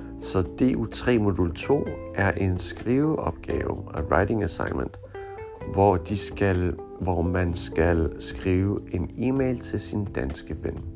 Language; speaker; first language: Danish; non-native, fluent; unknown